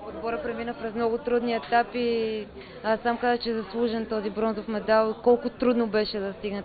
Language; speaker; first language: Bulgarian; native; Bulgarian